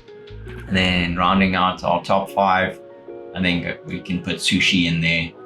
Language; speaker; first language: English; native; English